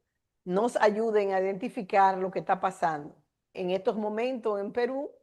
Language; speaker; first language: Spanish; native; Spanish